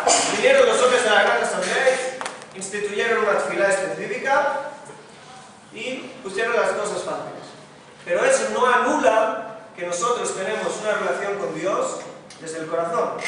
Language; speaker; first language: Spanish; non-native, fluent; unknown